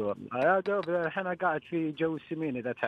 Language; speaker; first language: Arabic; native; Arabic